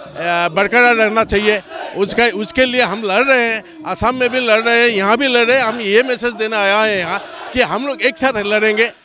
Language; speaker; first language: Hindi; non-native, local second language; Kok Borok